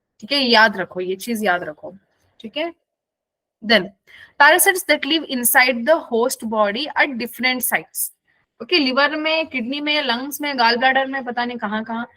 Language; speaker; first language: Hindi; non-native, local second language; Kannada